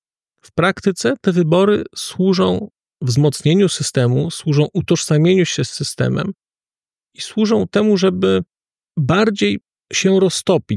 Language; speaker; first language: Polish; native; Polish